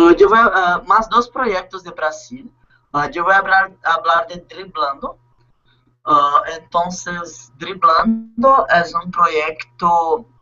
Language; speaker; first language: Spanish; non-native, learner; Portuguese